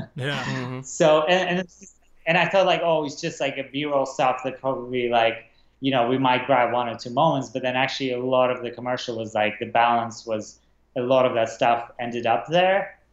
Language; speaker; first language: English; non-native, fluent; Russian